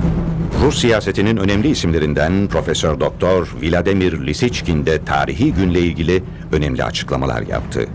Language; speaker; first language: Turkish; native; Turkish